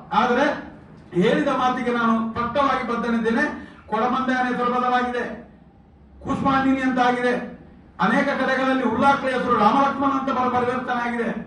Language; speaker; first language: Kannada; non-native, local second language; Tulu